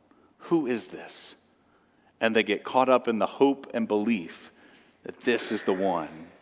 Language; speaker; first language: English; native; English